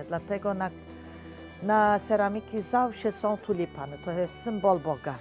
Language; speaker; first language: Polish; non-native, learner; Turkish